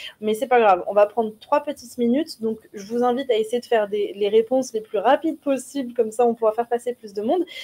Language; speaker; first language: French; native; French